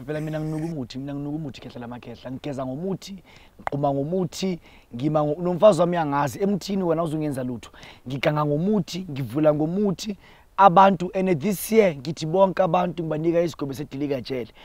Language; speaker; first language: Zulu; non-native, local second language; Northern Sotho